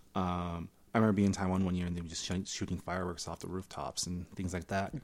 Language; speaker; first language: English; early bilingual, other home language; Chinese